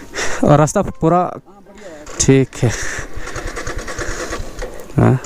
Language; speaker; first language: Hindi; non-native, local second language; Mizo